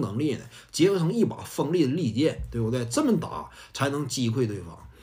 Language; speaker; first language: Chinese; native; Chinese